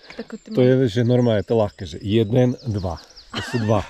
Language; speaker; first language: Slovak; native; Slovak